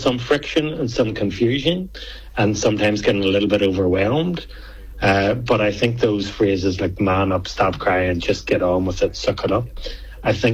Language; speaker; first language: English; native; English